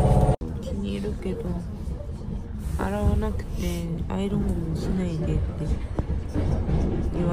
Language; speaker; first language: Japanese; non-native, fluent; Korean